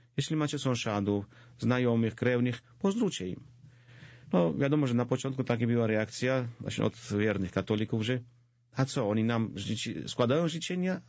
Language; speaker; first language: Polish; non-native, fluent; Georgian